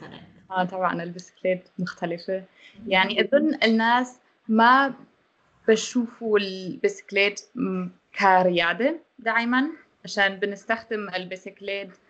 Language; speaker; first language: Arabic; non-native, learner; German